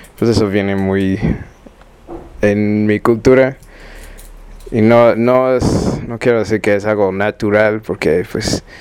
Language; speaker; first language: Spanish; non-native, learner; English